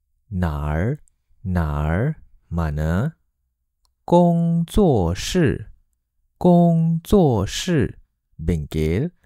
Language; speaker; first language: Chinese; non-native, fluent; Malay